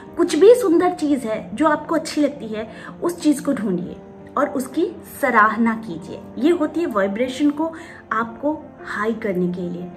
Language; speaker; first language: Hindi; non-native, local second language; Bangla